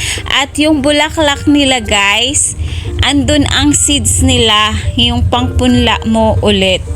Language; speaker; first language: Filipino; native; Filipino